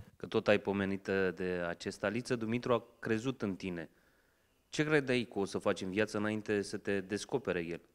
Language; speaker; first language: Romanian; native; Romanian